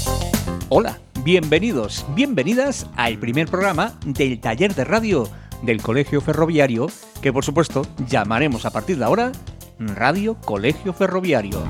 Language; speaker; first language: Spanish; native; Spanish